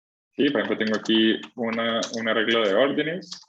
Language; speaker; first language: Spanish; native; Spanish